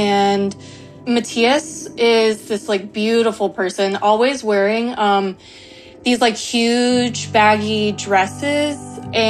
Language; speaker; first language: English; native; English